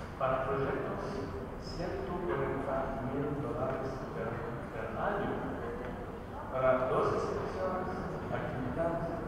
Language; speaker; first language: Spanish; non-native, learner; French